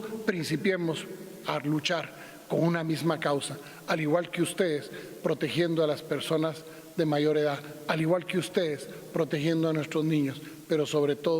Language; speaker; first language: Spanish; native; Spanish